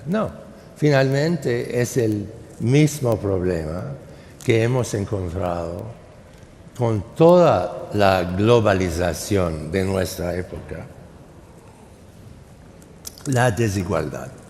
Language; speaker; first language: Spanish; non-native, fluent; English